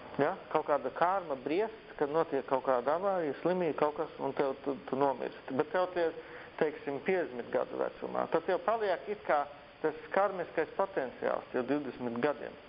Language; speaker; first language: Latvian; early bilingual, heritage; Latvian